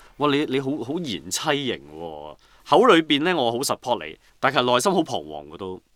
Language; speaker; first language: Cantonese; native; Cantonese